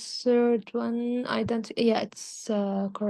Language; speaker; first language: English; non-native, learner; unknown